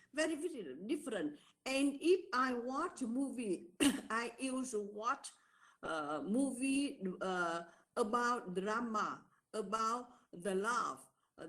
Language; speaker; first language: English; non-native, learner; Vietnamese